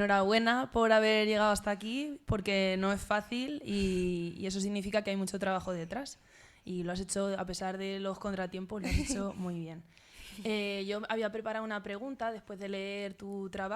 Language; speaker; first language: Spanish; native; Spanish